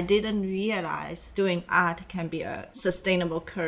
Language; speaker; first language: English; non-native, local second language; Cantonese